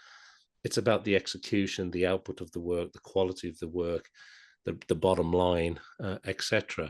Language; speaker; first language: English; native; English